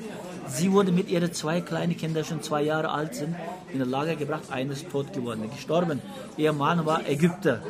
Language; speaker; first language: German; non-native, learner; Uyghur